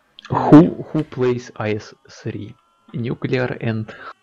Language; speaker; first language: English; non-native, learner; Russian